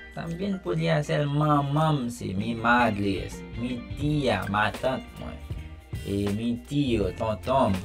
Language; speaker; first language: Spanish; non-native, fluent; Haitian Creole